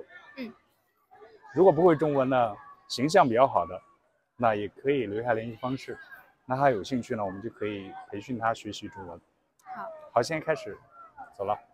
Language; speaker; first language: Chinese; native; Chinese